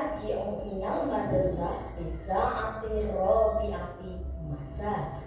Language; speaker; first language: Arabic; non-native, learner; Indonesian